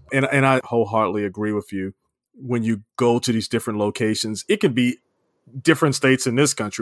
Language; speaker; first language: English; native; English